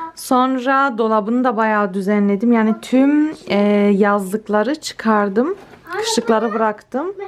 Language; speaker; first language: Turkish; early bilingual, heritage; Turkish